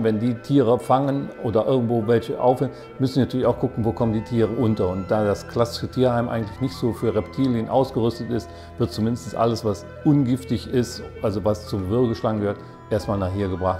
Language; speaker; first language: German; native; German